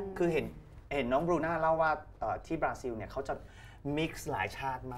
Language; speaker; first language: Thai; native; Thai